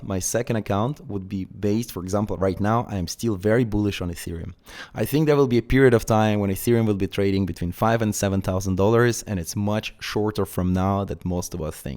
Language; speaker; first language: English; non-native, fluent; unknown